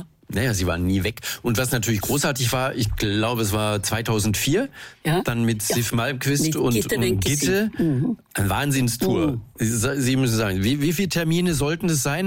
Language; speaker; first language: German; native; German